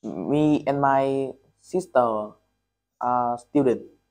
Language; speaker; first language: English; non-native, learner; Vietnamese